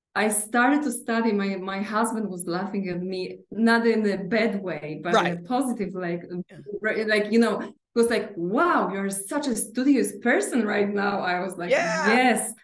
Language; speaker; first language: English; non-native, fluent; Polish